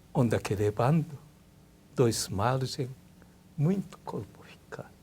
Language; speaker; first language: Portuguese; non-native, learner; Japanese